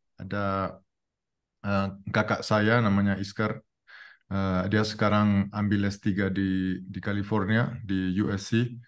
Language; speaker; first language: Indonesian; non-native, fluent; Spanish